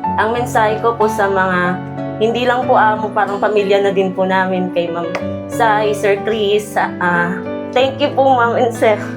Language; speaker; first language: Filipino; non-native, local second language; Cebuano